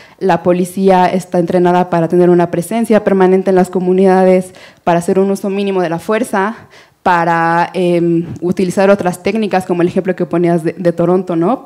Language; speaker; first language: Spanish; native; Spanish